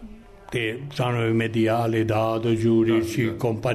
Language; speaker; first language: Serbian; non-native, local second language; Albanian